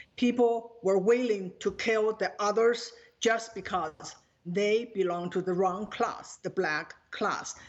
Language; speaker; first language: English; non-native, fluent; Chinese